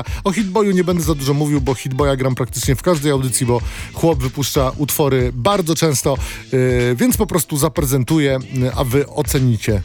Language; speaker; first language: Polish; native; Polish